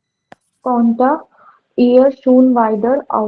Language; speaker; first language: German; non-native, learner; Hindi